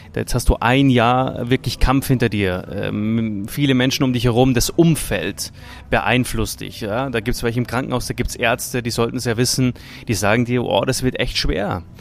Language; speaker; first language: German; native; German